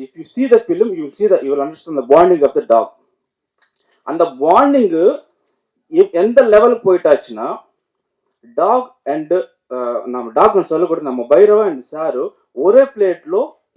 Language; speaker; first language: Tamil; non-native, learner; Telugu